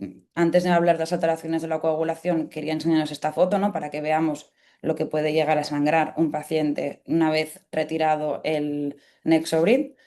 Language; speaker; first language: Spanish; native; Spanish